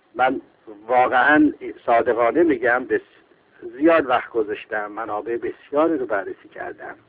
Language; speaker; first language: Persian; native; Persian